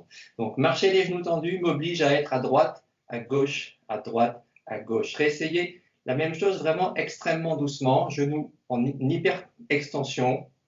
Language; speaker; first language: French; native; French